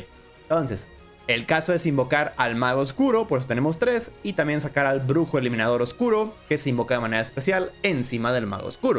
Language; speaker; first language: Spanish; native; Spanish